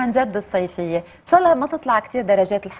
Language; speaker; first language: Arabic; native; Arabic